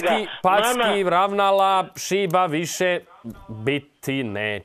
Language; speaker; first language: Serbian; native; Serbian